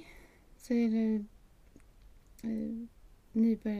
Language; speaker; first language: French; non-native, learner; Swedish